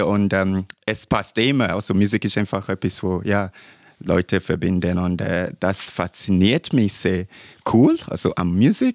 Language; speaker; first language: German; non-native, learner; English